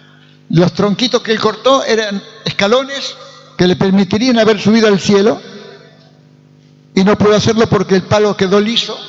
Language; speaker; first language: Spanish; native; Spanish